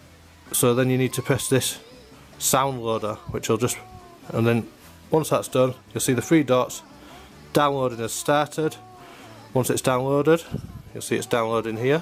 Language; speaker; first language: English; native; English